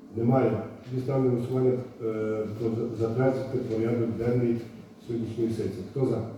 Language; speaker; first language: Ukrainian; native; Ukrainian